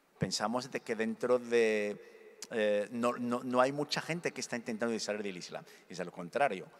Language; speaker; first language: Spanish; early bilingual, other home language; Berber languages